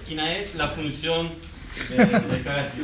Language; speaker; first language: Catalan; non-native, learner; Spanish